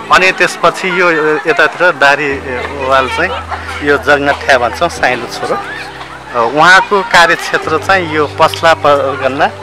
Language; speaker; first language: Nepali; non-native, local second language; Dangaura Tharu